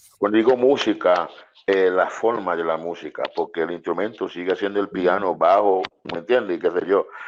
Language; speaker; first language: Spanish; non-native, fluent; English